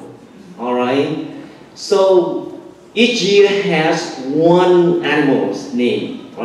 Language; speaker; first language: English; non-native, fluent; Vietnamese